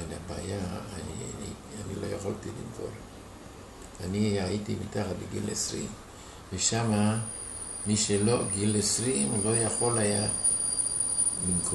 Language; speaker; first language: Hebrew; non-native, fluent; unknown